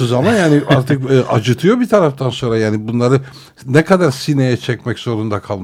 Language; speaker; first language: Turkish; non-native, local second language; Armenian